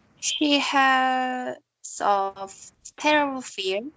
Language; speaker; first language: English; non-native, learner; Korean